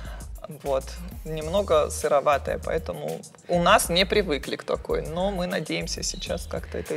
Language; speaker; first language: Russian; native; Russian